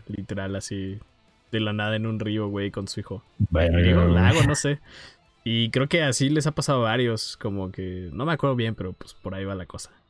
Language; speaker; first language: Spanish; native; Spanish